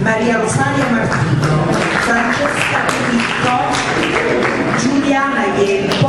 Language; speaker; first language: Italian; native; Italian